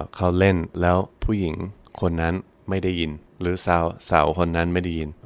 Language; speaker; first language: Thai; non-native, fluent; English